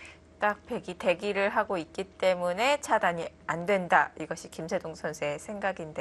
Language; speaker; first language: Korean; native; Korean